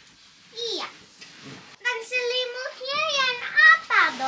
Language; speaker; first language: Indonesian; early bilingual, heritage; Indonesian